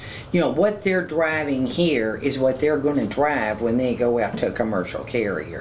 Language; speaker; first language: English; native; English